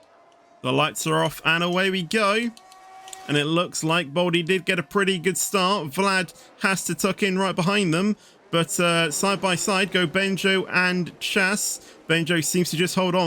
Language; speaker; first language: English; native; English